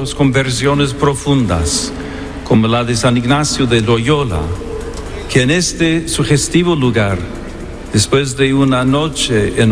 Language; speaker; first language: Spanish; non-native, fluent; French